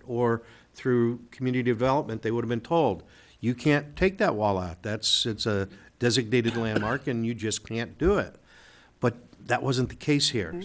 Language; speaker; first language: English; native; English